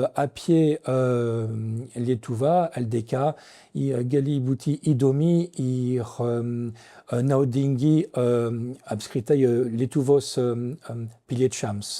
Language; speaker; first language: Lithuanian; non-native, fluent; French